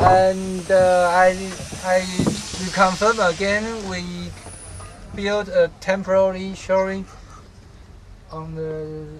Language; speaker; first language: English; non-native, learner; Chinese